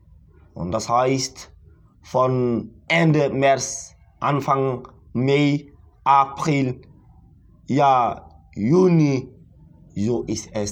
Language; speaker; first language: German; non-native, fluent; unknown